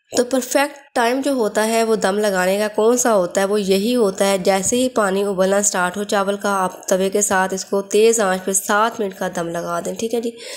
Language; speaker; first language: Urdu; native; Urdu